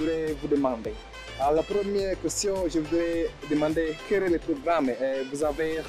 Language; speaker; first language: French; non-native, learner; Swahili